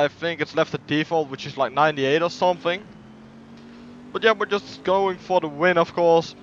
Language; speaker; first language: English; non-native, fluent; Dutch